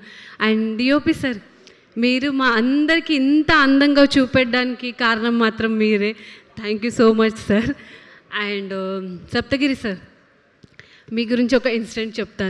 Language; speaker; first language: Telugu; non-native, local second language; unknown